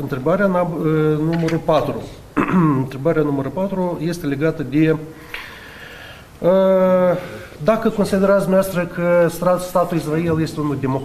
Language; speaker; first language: Romanian; native; Romanian